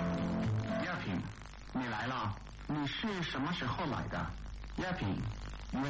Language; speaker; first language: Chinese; non-native, learner; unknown